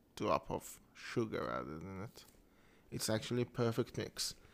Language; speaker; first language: English; non-native, fluent; Persian